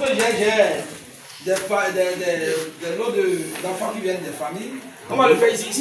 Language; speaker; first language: French; non-native, local second language; Fon